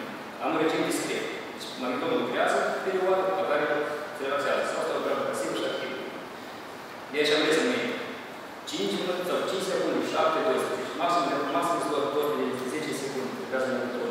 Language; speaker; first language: Romanian; native; Romanian